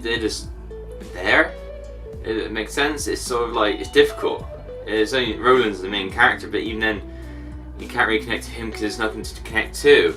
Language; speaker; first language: English; native; English